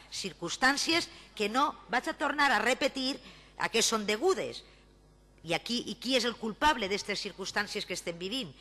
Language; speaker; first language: Catalan; native; Catalan